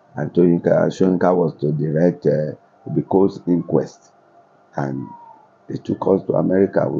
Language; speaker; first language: English; non-native, local second language; Yoruba